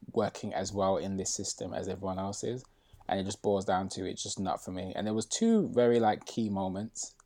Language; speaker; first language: English; native; English